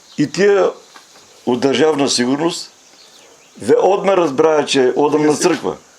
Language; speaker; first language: Bulgarian; native; Bulgarian